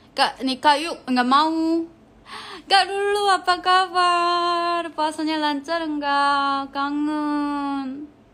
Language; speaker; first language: Indonesian; non-native, fluent; Korean